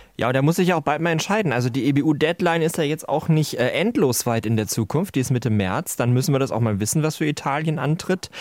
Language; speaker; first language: German; native; German